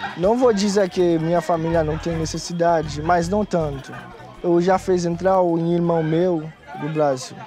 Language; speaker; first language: Portuguese; non-native, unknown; Haitian Creole